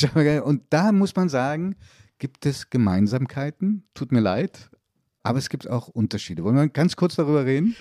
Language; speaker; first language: German; early bilingual, other home language; Italian